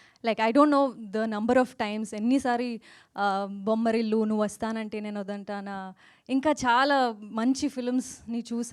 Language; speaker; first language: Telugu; non-native, fluent; Kannada